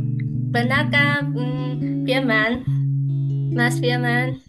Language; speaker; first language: Indonesian; non-native, fluent; Vietnamese